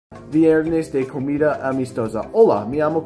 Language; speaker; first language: Spanish; non-native, learner; English